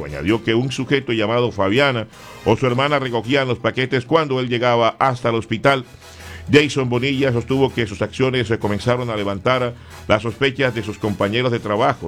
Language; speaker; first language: Spanish; native; Spanish